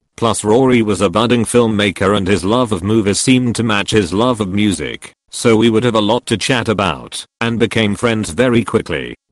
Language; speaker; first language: English; early bilingual, other home language; Serbian